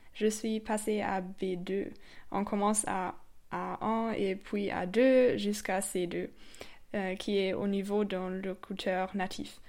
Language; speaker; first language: French; non-native, fluent; German